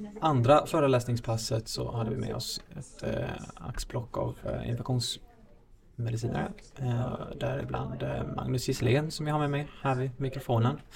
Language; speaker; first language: Swedish; native; Swedish